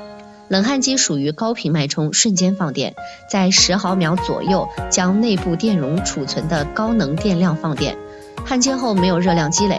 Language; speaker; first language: Chinese; native; Chinese